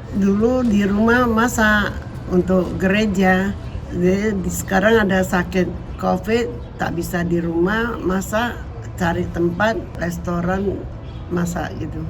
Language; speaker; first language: Indonesian; non-native, local second language; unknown